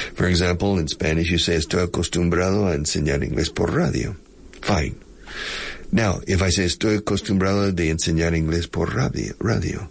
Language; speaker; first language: Spanish; non-native, fluent; English